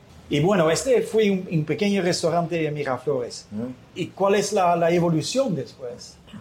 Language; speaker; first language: Spanish; non-native, learner; Dutch